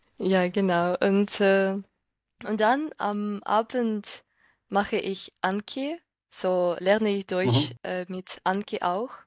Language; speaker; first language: German; non-native, learner; Ukrainian